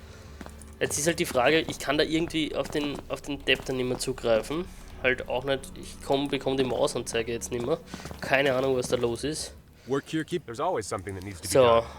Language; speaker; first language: German; native; German